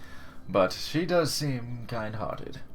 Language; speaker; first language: English; native; English